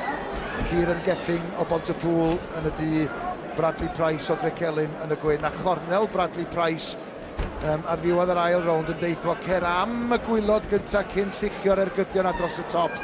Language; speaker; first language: Welsh; native; Welsh